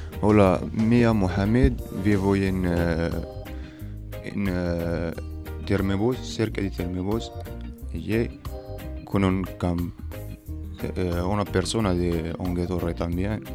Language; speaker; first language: Spanish; non-native, learner; Berber languages